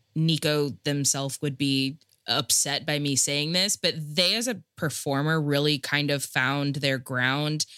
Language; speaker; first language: English; native; English